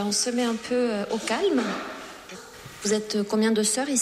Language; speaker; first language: French; native; French